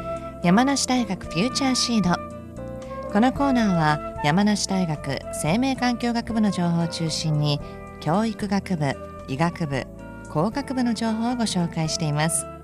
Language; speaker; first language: Japanese; native; Japanese